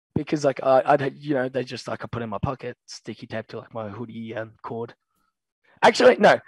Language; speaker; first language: English; native; English